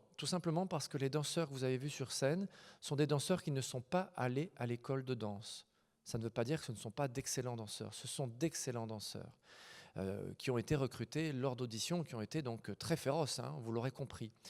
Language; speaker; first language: French; native; French